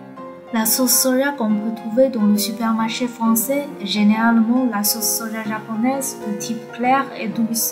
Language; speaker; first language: French; non-native, fluent; Chinese